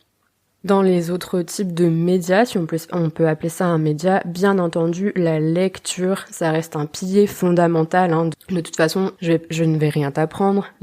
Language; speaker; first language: French; native; French